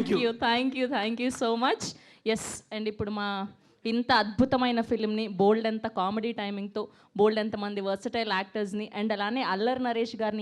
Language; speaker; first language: Telugu; native; Telugu